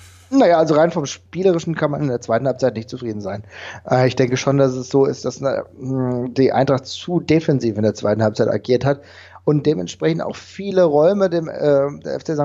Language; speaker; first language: German; native; German